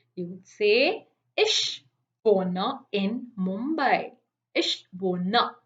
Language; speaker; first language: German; non-native, fluent; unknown